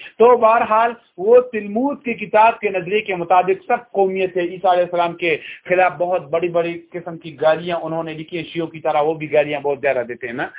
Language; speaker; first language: Urdu; non-native, local second language; Pashto